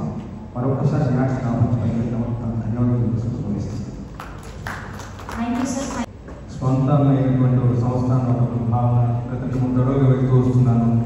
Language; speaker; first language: Telugu; native; Telugu